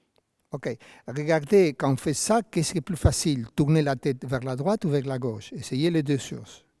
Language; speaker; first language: French; non-native, fluent; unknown